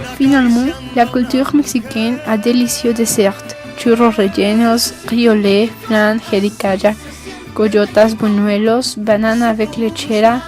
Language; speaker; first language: French; non-native, learner; Spanish